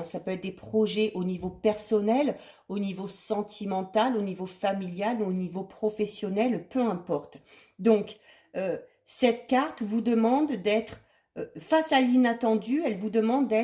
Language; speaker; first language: French; native; French